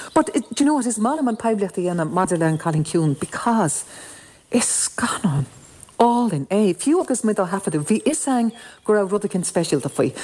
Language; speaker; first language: Irish; non-native, local second language; English